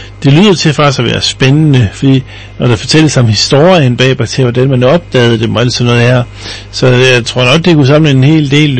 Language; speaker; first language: Danish; native; Danish